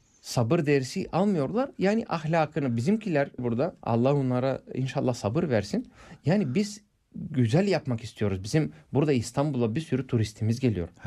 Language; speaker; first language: Turkish; non-native, fluent; English